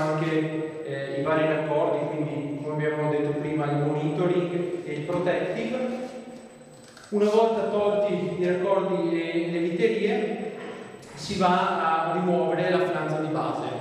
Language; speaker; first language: Italian; native; Italian